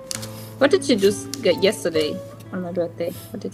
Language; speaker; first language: English; non-native, learner; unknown